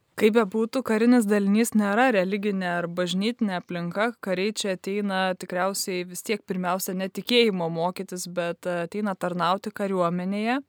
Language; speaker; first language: Lithuanian; native; Lithuanian